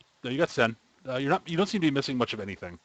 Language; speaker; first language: English; native; English